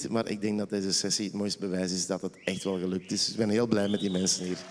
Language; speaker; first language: Dutch; native; Dutch